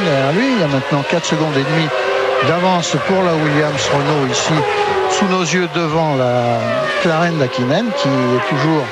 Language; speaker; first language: French; native; French